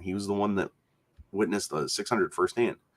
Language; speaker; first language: English; native; English